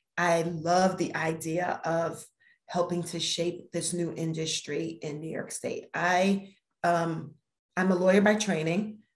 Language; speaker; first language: English; native; English